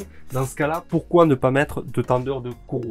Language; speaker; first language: French; native; French